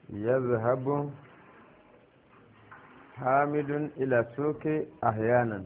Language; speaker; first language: Arabic; non-native, fluent; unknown